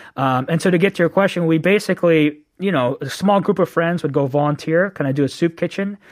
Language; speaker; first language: English; native; English